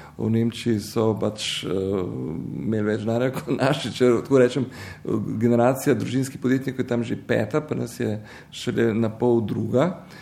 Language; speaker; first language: Slovenian; native; Slovenian